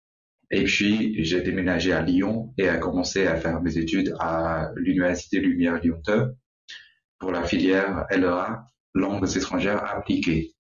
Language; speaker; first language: French; non-native, learner; Chinese